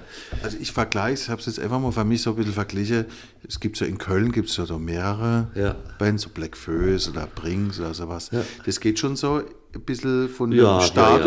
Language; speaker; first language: German; native; German